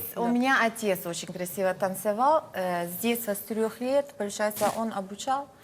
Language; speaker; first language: Russian; non-native, fluent; Persian